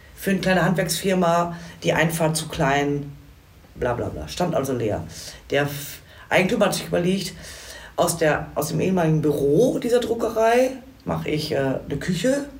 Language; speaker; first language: German; native; German